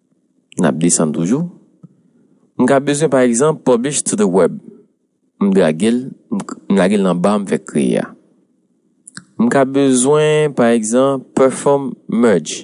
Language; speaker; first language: French; non-native, local second language; Haitian Creole